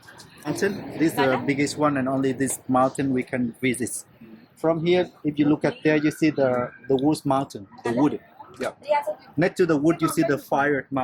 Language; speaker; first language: English; non-native, learner; Vietnamese